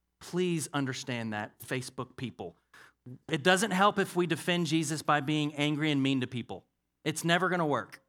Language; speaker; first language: English; native; English